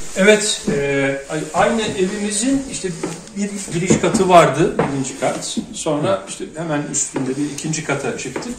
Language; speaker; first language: Turkish; native; Turkish